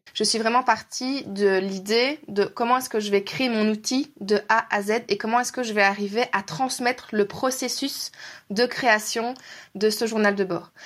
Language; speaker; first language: French; native; French